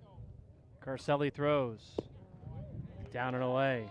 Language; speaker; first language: English; native; English